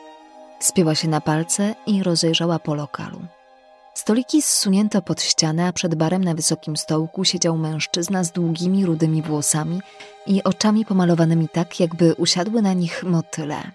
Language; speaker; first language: Polish; native; Polish